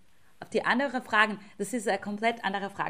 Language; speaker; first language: German; non-native, fluent; Portuguese